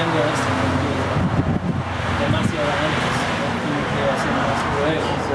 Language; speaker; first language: Spanish; non-native, learner; English